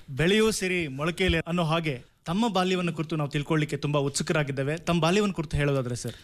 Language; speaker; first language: Kannada; native; Kannada